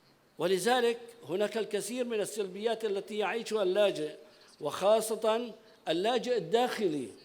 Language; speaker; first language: Arabic; native; Arabic